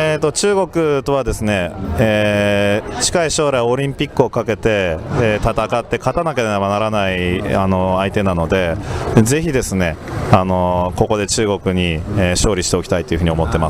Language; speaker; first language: Japanese; native; Japanese